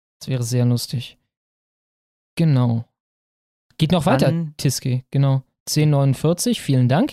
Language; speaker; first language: German; native; German